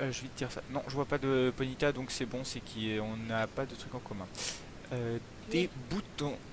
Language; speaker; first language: French; native; French